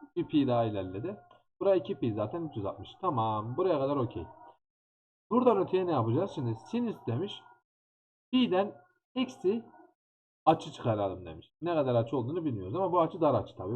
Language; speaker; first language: Turkish; native; Turkish